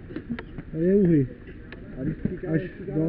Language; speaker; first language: Czech; native; Czech